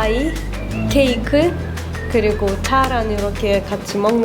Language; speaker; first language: Korean; non-native, fluent; Russian